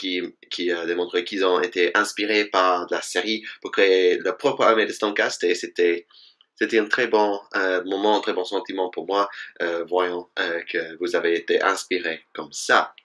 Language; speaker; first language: French; non-native, fluent; English